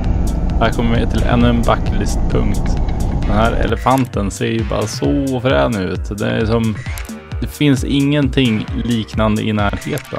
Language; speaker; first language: Swedish; native; Swedish